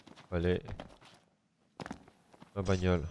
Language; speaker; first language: French; native; French